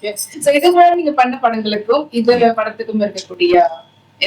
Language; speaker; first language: Tamil; native; Tamil